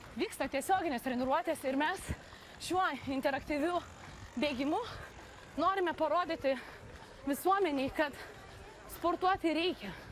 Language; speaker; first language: Lithuanian; native; Lithuanian